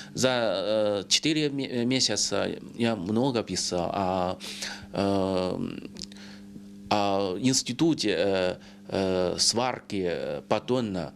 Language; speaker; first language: Russian; non-native, learner; Chinese